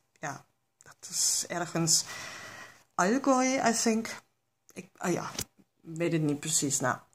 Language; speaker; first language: Dutch; non-native, fluent; German